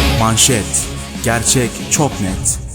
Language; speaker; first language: Turkish; native; Turkish